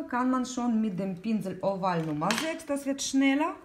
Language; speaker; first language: German; non-native, learner; Russian